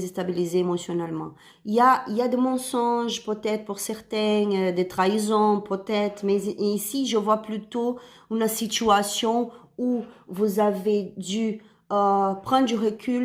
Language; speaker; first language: French; non-native, learner; Spanish